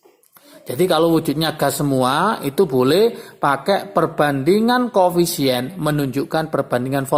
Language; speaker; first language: Indonesian; native; Indonesian